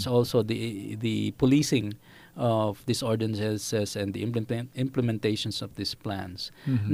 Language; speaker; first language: English; non-native, local second language; Filipino